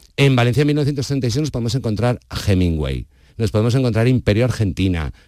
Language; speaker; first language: Spanish; native; Spanish